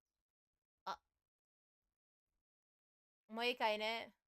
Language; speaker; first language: Japanese; non-native, learner; English